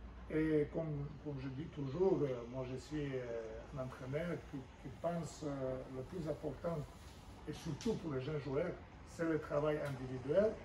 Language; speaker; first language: French; non-native, fluent; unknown